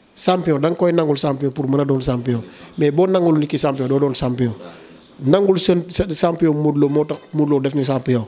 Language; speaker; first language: Wolof; non-native, local second language; Serer